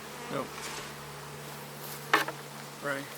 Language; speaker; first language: English; native; English